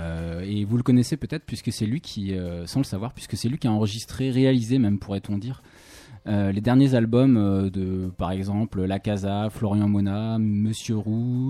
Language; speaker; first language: French; native; French